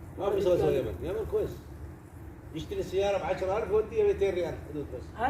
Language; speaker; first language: Arabic; non-native, learner; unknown